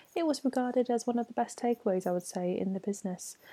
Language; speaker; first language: English; non-native, local second language; Cantonese